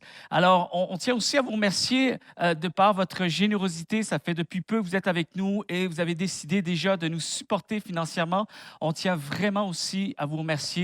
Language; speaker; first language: French; native; French